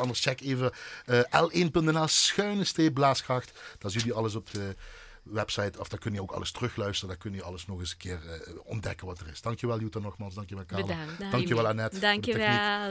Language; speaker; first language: Dutch; native; Dutch